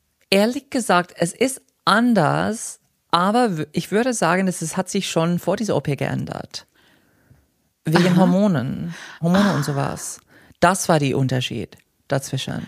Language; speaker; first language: German; non-native, fluent; English